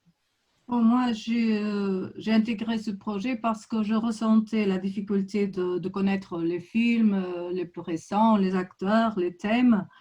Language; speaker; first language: French; non-native, fluent; Portuguese